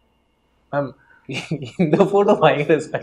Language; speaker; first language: Tamil; native; Tamil